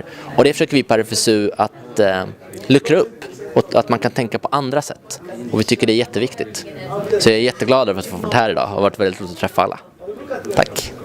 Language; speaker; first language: Swedish; native; Swedish